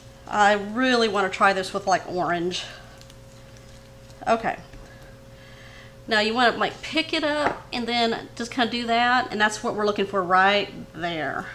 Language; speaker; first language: English; native; English